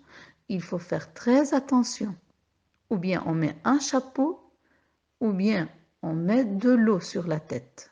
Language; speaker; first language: French; non-native, local second language; Arabic